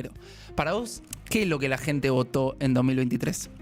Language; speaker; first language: Spanish; native; Spanish